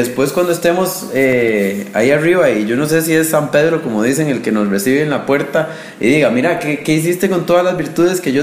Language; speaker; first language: Spanish; native; Spanish